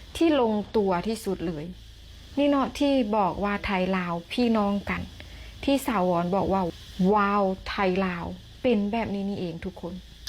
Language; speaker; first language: Lao; native; Lao